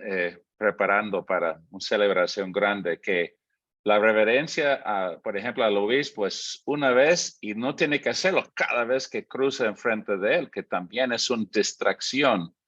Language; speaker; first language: Spanish; non-native, fluent; English